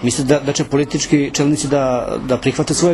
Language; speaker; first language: Serbian; native; Serbian